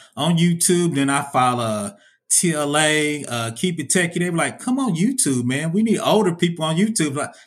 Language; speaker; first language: English; native; English